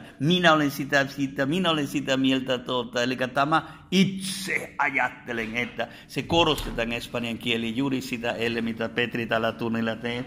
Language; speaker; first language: Finnish; non-native, fluent; Spanish